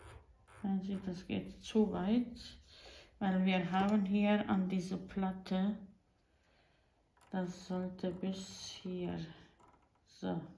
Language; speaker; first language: German; non-native, fluent; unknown